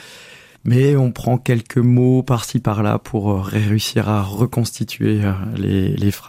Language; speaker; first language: French; native; French